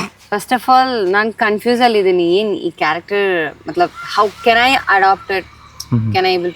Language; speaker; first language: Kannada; non-native, learner; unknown